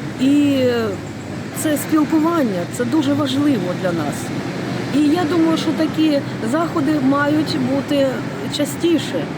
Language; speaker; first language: Ukrainian; non-native, local second language; Russian